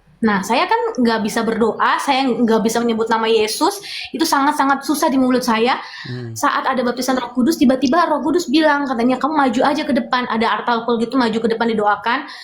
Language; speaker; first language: Indonesian; native; Indonesian